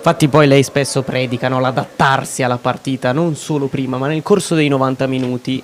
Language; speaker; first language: Italian; native; Italian